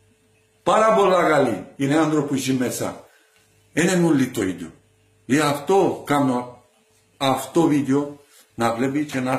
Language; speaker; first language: Greek; non-native, learner; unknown